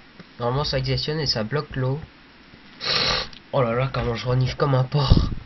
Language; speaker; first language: French; native; French